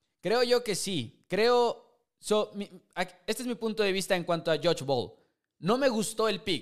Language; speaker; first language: Spanish; native; Spanish